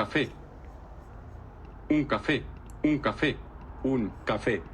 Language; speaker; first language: Spanish; non-native, learner; English